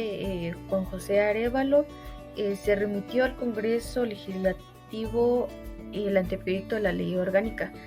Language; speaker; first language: Spanish; native; Spanish